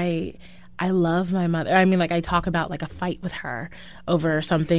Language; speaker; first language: English; native; English